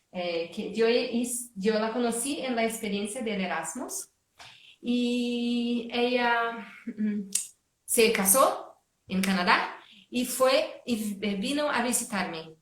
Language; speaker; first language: Spanish; non-native, fluent; Portuguese